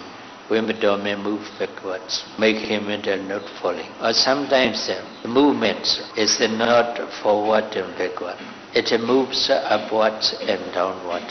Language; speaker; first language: English; non-native, fluent; Burmese